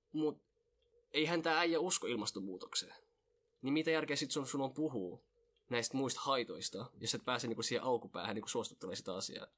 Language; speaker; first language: Finnish; early bilingual, other home language; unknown